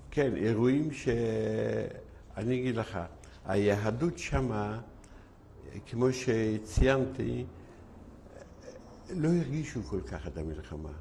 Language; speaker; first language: Hebrew; non-native, fluent; Yiddish